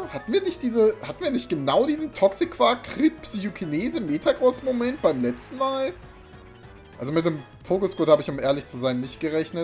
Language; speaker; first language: German; native; German